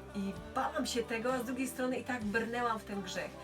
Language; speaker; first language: Polish; native; Polish